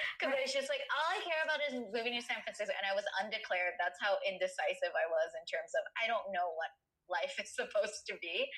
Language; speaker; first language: English; native; English